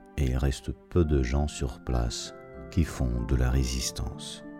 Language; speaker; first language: French; non-native, fluent; Russian